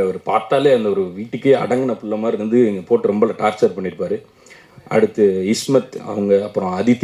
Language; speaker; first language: Tamil; native; Tamil